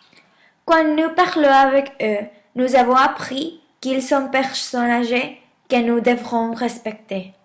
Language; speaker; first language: French; non-native, learner; Spanish